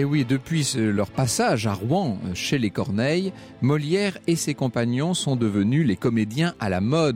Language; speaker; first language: French; native; French